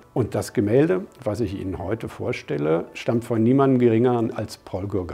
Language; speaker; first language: German; native; German